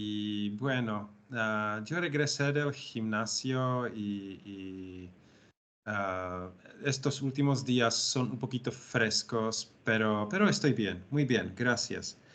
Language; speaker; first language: Spanish; non-native, learner; Czech